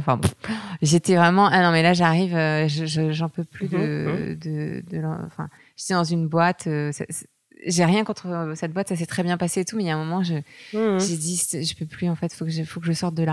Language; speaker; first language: French; native; French